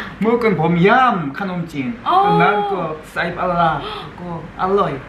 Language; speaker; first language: Thai; non-native, learner; Korean